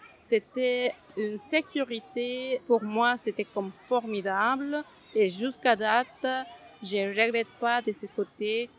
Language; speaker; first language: French; non-native, fluent; Spanish